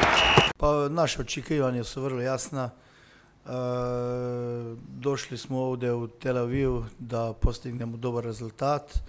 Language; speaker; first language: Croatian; non-native, fluent; Slovenian